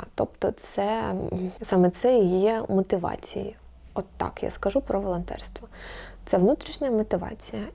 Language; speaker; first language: Ukrainian; non-native, local second language; Russian